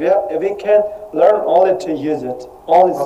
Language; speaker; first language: English; non-native, learner; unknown